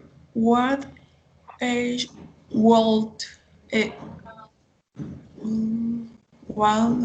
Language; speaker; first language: English; non-native, learner; Spanish